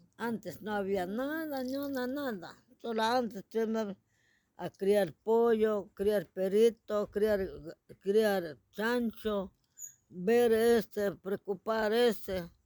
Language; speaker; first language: Spanish; non-native, local second language; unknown